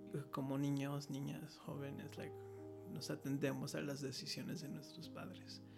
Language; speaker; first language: Spanish; early bilingual, heritage; Spanish